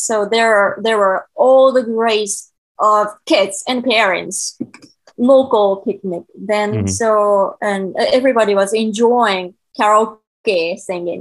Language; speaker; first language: English; non-native, learner; Japanese